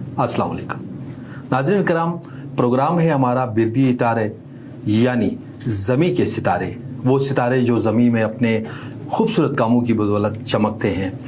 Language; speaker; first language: Urdu; non-native, local second language; Shina